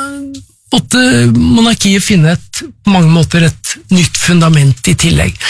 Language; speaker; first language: Norwegian; native; Norwegian